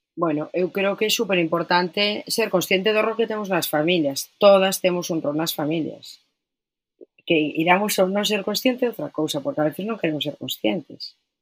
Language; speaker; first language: Galician; non-native, local second language; Spanish